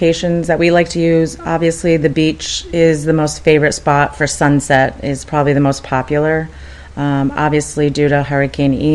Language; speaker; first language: English; native; English